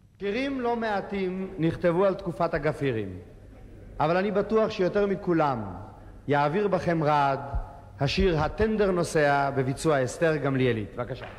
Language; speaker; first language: Hebrew; native; Hebrew